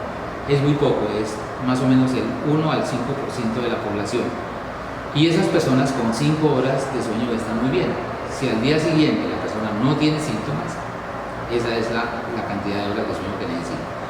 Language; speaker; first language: Spanish; native; Spanish